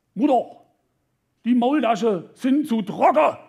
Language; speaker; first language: German; native; German